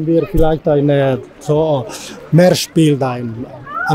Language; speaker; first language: German; non-native, learner; Spanish